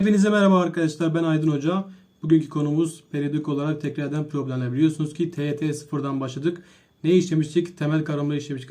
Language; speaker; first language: Turkish; native; Turkish